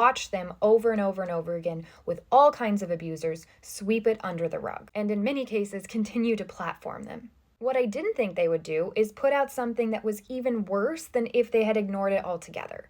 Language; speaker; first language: English; native; English